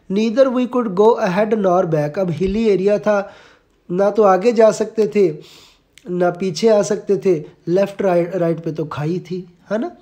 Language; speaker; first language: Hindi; non-native, local second language; Punjabi